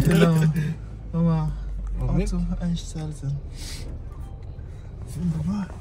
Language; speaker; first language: German; non-native, learner; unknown